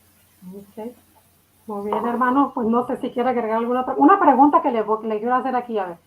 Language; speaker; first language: Spanish; native; Spanish